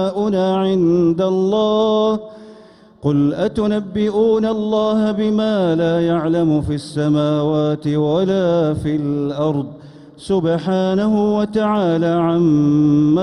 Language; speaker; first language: Arabic; native; Arabic